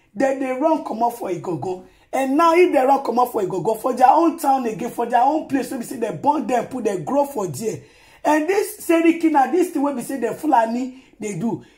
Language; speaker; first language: Nigerian Pidgin; non-native, local second language; Yoruba